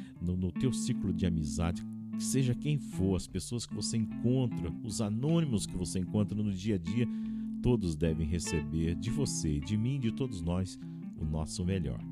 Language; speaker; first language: Portuguese; native; Portuguese